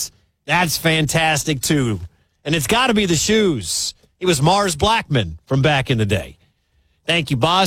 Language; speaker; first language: English; native; English